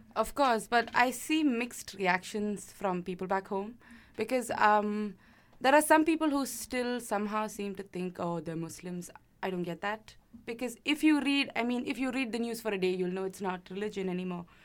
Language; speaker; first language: English; non-native, local second language; Malayalam